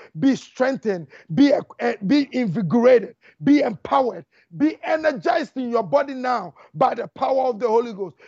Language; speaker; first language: English; non-native, local second language; Akan